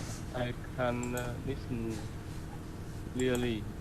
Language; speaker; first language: English; non-native, learner; Vietnamese